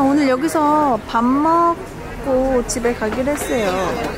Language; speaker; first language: Korean; native; Korean